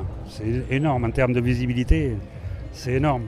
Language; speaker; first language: French; native; French